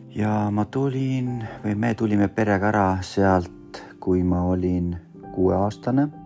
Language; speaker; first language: Estonian; early bilingual, other home language; Russian